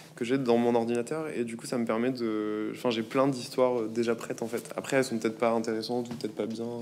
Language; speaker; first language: French; native; French